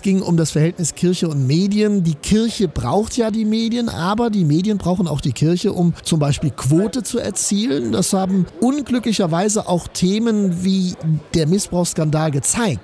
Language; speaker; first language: German; native; German